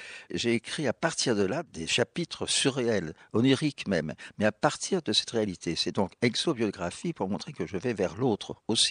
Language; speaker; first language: French; native; French